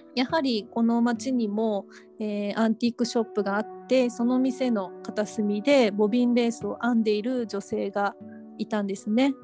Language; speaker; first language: Japanese; native; Japanese